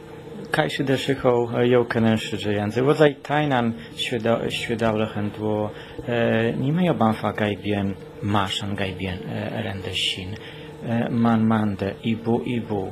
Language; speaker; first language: Chinese; non-native, learner; Polish